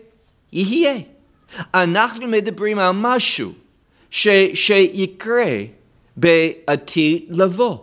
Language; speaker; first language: Hebrew; non-native, fluent; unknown